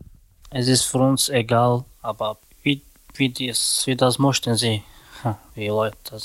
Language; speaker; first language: German; non-native, learner; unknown